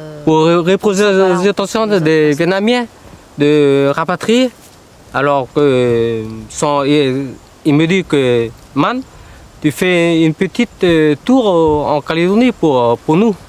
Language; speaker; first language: French; early bilingual, other home language; Vietnamese